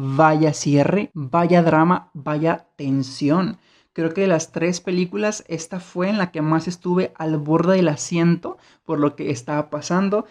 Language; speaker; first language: Spanish; native; Spanish